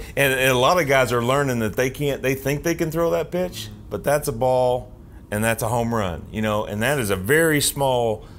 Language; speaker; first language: English; native; English